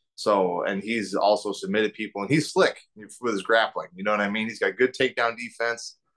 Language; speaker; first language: English; native; English